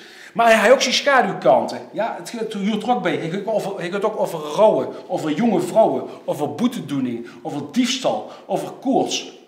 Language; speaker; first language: Dutch; native; Dutch